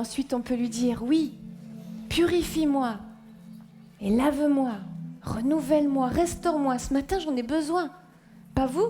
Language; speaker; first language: French; native; French